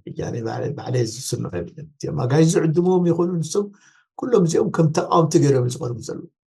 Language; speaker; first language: Tigrinya; non-native, local second language; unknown